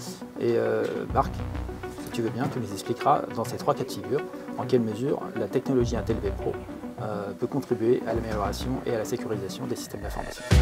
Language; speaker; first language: French; native; French